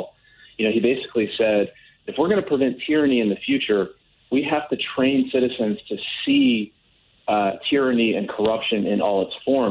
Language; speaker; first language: English; native; English